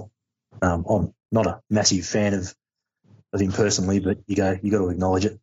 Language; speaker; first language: English; native; English